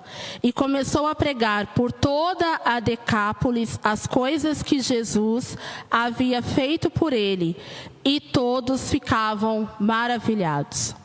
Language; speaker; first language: Portuguese; native; Portuguese